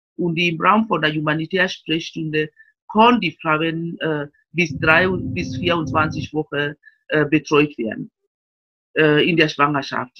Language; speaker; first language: German; non-native, fluent; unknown